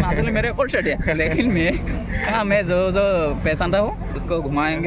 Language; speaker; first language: Hindi; non-native, local second language; Assamese